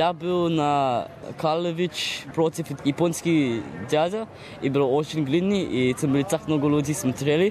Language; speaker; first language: Russian; early bilingual, heritage; Russian